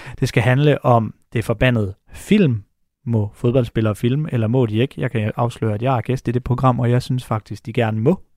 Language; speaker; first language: Danish; native; Danish